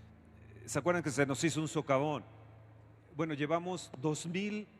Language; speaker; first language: Spanish; native; Spanish